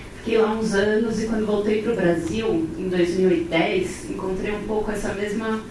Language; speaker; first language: Portuguese; native; Portuguese